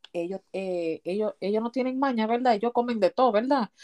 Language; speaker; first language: Spanish; early bilingual, heritage; Spanish